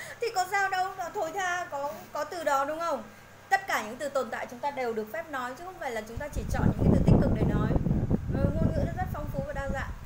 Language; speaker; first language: Vietnamese; native; Vietnamese